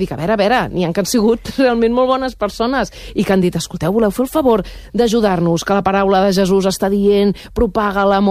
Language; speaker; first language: Catalan; native; Catalan